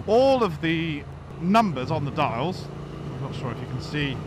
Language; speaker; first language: English; native; English